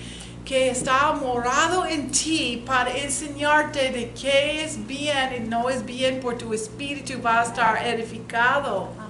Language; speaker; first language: Spanish; non-native, learner; English